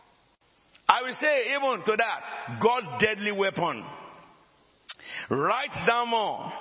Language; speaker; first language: English; non-native, local second language; Akan